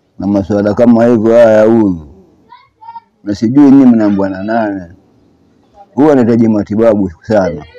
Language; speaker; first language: Swahili; native; Swahili